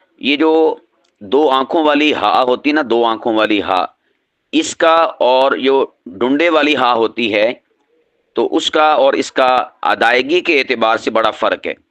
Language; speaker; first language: Urdu; native; Urdu